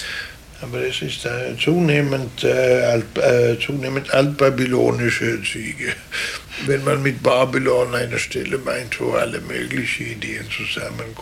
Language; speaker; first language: German; non-native, fluent; Swedish